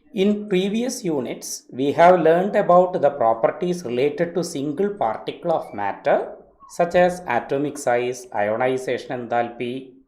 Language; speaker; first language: English; non-native, local second language; Malayalam